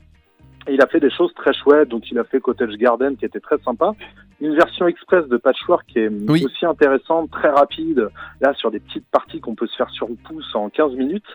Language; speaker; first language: French; native; French